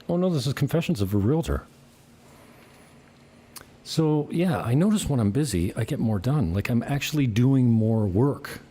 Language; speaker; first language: English; native; English